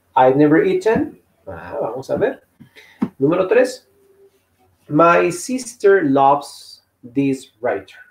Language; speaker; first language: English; non-native, fluent; Spanish